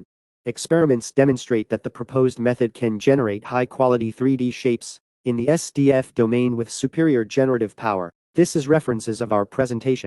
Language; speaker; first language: English; non-native, fluent; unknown